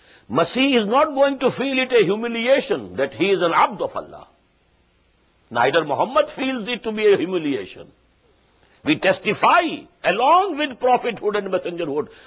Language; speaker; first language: English; non-native, local second language; Urdu